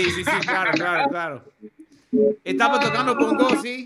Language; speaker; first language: Spanish; non-native, learner; English